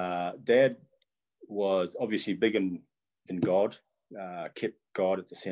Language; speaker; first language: English; non-native, local second language; Tongan